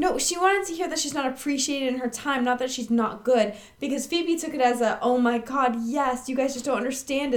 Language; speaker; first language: English; native; English